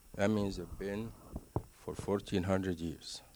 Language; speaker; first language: English; non-native, fluent; Arabic